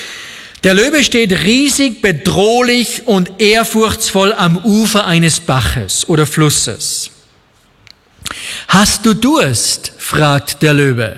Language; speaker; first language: German; native; German